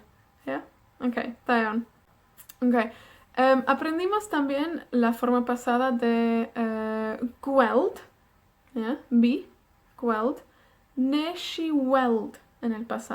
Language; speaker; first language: Spanish; non-native, fluent; Welsh